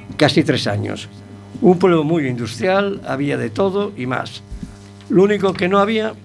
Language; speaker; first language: Spanish; native; Spanish